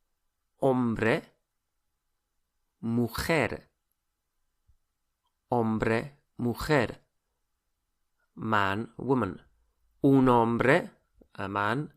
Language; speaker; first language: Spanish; non-native, fluent; English